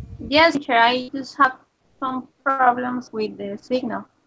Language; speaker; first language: English; non-native, learner; Spanish